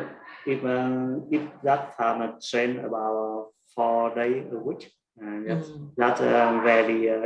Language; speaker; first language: English; non-native, learner; Vietnamese